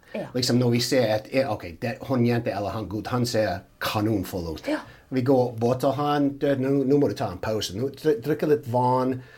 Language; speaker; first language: Norwegian; non-native, fluent; English